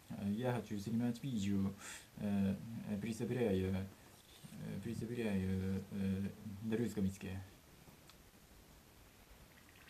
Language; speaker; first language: Russian; non-native, learner; Japanese